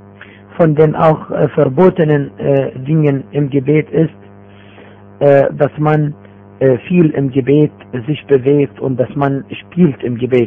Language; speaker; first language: German; non-native, fluent; Arabic